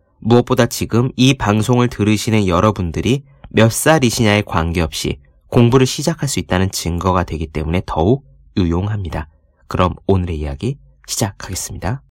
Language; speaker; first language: Korean; native; Korean